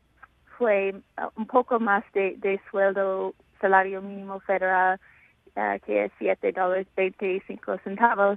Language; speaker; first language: Spanish; non-native, fluent; English